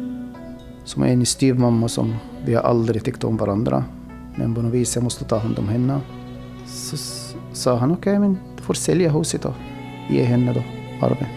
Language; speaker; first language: Swedish; non-native, fluent; Arabic